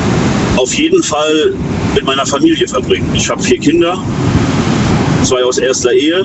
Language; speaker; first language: German; native; German